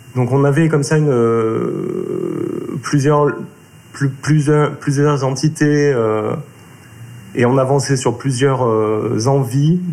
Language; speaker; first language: French; native; French